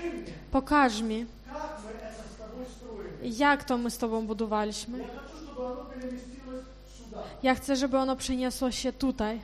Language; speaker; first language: Polish; non-native, fluent; Ukrainian